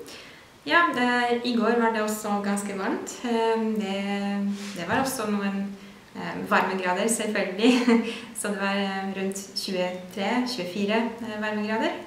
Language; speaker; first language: Norwegian; non-native, fluent; Polish